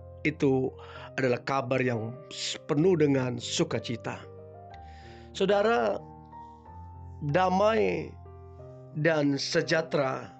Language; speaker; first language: Indonesian; native; Indonesian